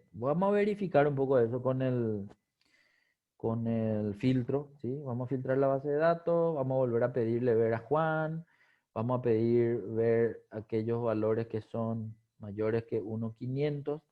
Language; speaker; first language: Spanish; native; Spanish